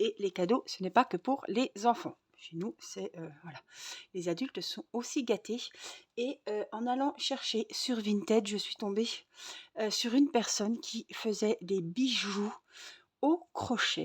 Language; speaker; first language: French; native; French